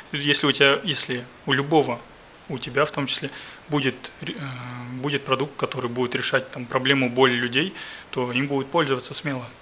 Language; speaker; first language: Russian; native; Russian